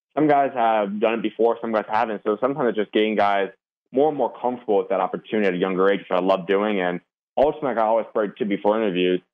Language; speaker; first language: English; native; English